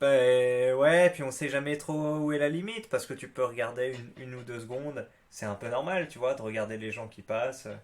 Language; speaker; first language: French; native; French